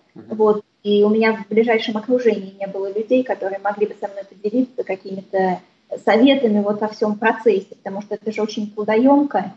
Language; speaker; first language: Russian; native; Russian